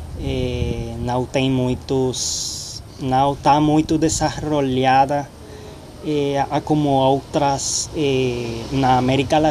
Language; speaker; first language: Portuguese; non-native, learner; Spanish